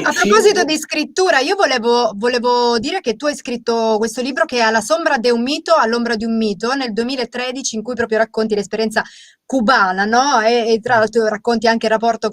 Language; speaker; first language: Italian; native; Italian